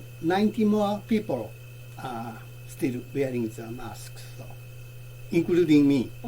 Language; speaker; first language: English; non-native, learner; Japanese